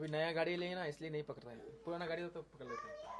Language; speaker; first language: Hindi; non-native, learner; Bangla